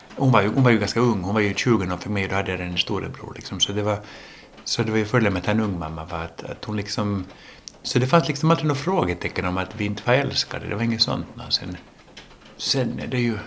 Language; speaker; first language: Swedish; early bilingual, other home language; English